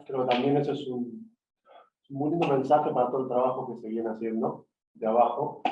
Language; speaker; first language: Spanish; native; Spanish